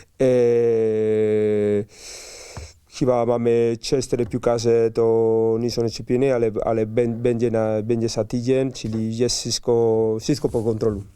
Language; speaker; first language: Polish; non-native, learner; Spanish